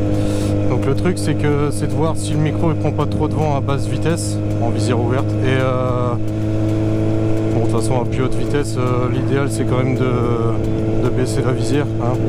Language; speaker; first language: French; native; French